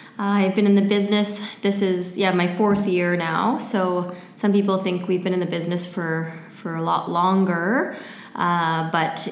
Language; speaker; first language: English; native; English